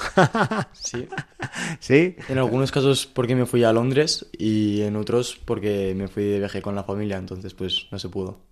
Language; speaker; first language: Spanish; native; Spanish